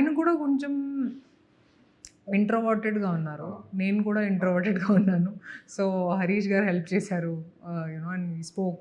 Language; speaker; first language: Telugu; non-native, local second language; Hindi